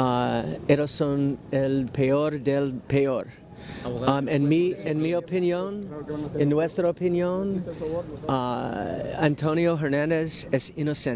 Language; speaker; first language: Spanish; non-native, learner; English